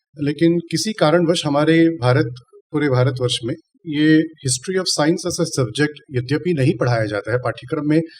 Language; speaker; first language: Hindi; non-native, local second language; Tamil